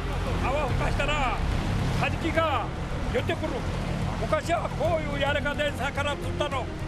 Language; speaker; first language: Japanese; native; Japanese